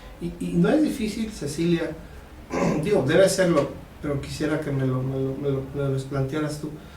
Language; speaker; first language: Spanish; native; Spanish